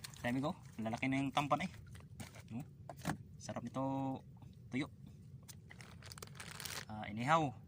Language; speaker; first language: Filipino; native; Filipino